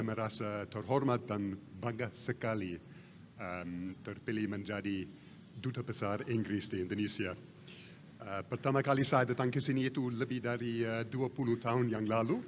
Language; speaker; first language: Indonesian; non-native, fluent; English